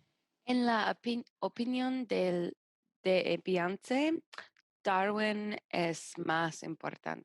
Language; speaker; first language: Spanish; non-native, learner; English